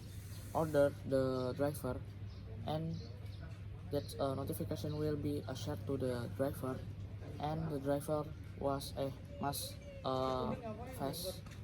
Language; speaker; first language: English; non-native, learner; Indonesian